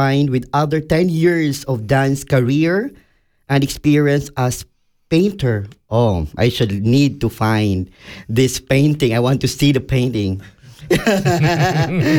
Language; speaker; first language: English; non-native, local second language; Cebuano